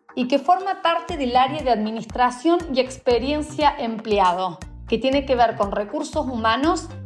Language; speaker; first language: Spanish; native; Spanish